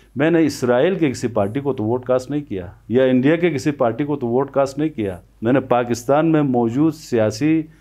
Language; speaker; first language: Urdu; non-native, local second language; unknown